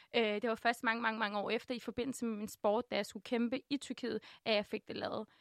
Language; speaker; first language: Danish; early bilingual, other home language; Turkish